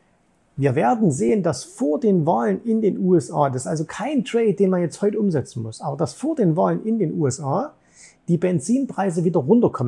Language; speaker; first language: German; native; German